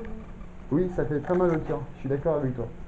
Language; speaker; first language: French; native; French